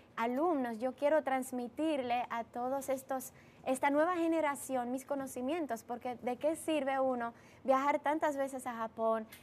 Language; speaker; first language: Spanish; early bilingual, other home language; Bulgarian